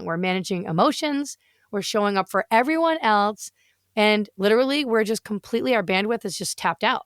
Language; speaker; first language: English; native; English